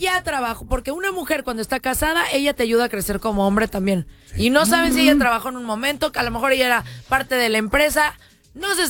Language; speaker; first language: Spanish; native; Spanish